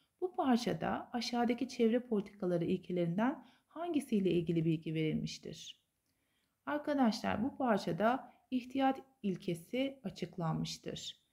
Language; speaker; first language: Turkish; native; Turkish